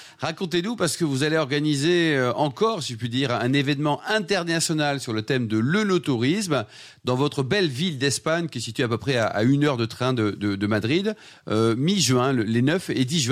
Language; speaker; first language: French; native; French